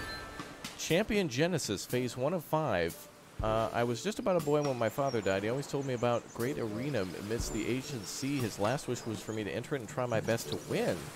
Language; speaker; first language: English; native; English